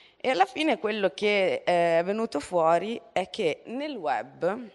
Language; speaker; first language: Italian; native; Italian